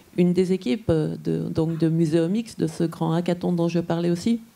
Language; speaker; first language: French; native; French